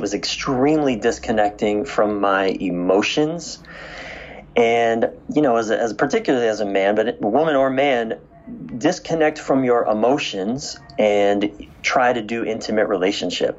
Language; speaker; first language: English; native; English